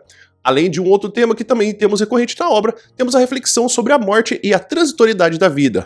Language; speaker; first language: Portuguese; native; Portuguese